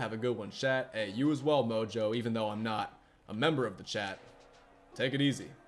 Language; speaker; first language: English; native; English